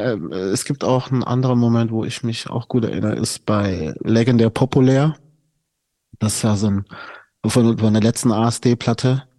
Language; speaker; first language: German; native; German